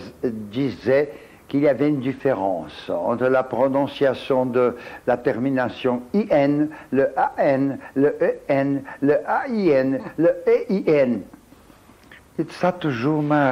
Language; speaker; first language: French; non-native, fluent; Portuguese